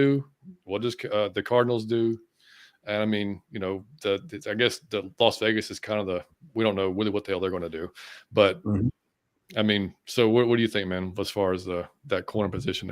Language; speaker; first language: English; native; English